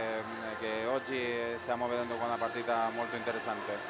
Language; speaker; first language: Italian; non-native, fluent; Spanish